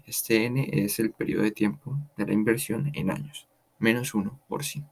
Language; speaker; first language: Spanish; native; Spanish